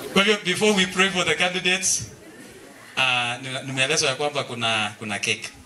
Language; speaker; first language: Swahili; non-native, local second language; Kalenjin